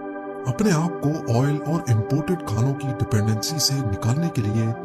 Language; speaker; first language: Urdu; native; Urdu